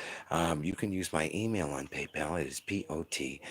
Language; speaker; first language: English; native; English